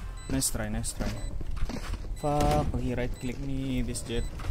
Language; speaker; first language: English; non-native, local second language; Malay